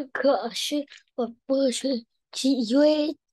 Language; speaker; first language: Chinese; non-native, learner; Vietnamese